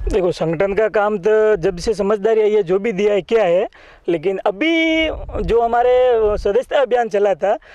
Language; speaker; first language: Hindi; native; Hindi